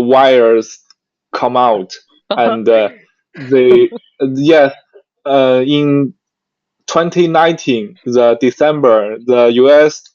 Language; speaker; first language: English; non-native, learner; Chinese